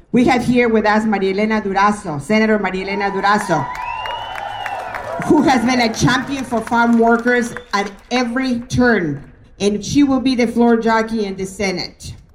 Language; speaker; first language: English; non-native, fluent; Spanish